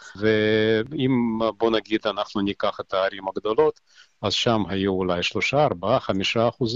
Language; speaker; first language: Hebrew; non-native, fluent; Russian